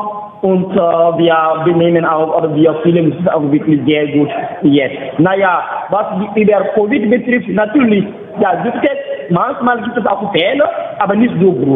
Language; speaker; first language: German; non-native, learner; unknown